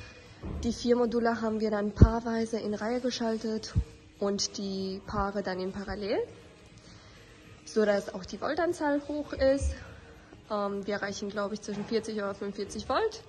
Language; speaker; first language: German; native; German